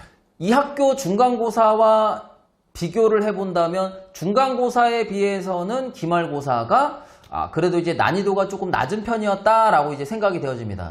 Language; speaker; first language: Korean; native; Korean